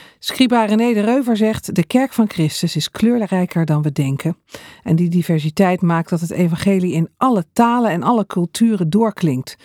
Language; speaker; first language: Dutch; native; Dutch